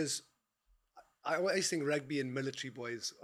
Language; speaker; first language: English; native; English